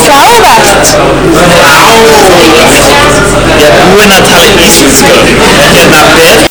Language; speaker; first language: Icelandic; non-native, learner; English